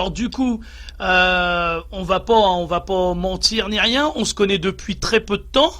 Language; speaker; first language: French; native; French